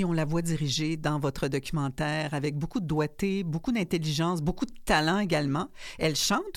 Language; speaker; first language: French; native; French